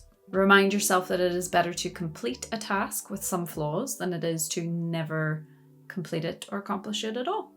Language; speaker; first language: English; native; English